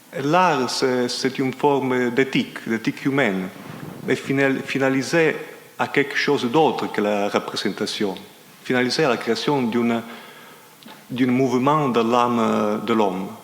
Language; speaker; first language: French; non-native, fluent; Italian